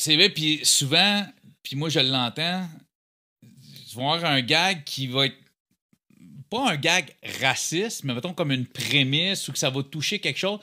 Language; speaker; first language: French; native; French